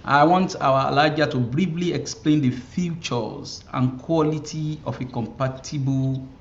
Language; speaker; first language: English; non-native, local second language; Yoruba